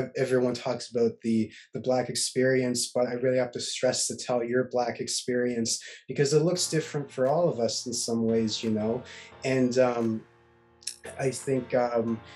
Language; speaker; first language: English; native; English